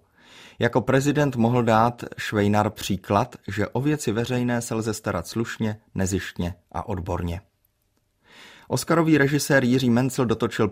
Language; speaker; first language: Czech; native; Czech